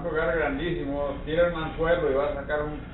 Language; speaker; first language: Spanish; native; Spanish